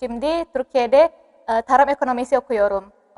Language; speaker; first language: Turkish; non-native, learner; Indonesian